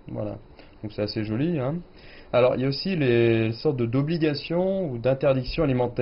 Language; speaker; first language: French; native; French